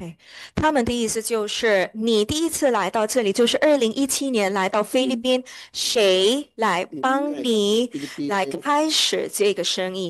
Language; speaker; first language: Chinese; early bilingual, heritage; Chinese